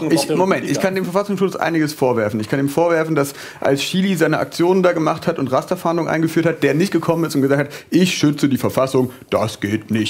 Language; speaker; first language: German; native; German